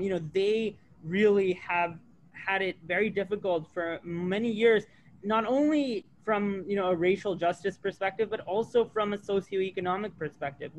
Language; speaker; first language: English; native; English